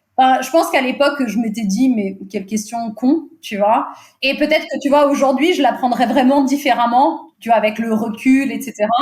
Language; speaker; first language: French; early bilingual, other home language; Portuguese